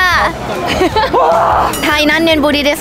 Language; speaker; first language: Thai; native; Thai